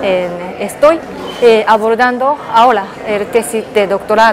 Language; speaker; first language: Spanish; non-native, learner; Japanese